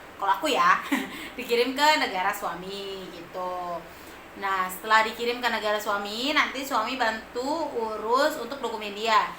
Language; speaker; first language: Indonesian; native; Indonesian